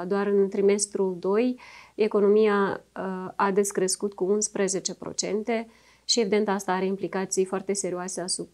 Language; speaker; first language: Romanian; native; Romanian